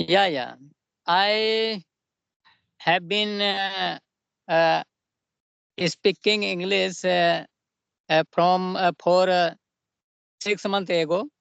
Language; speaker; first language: English; non-native, local second language; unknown